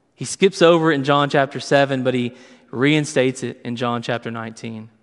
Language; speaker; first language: English; native; English